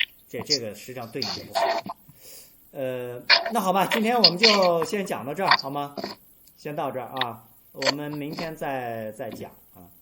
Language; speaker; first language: Chinese; native; Chinese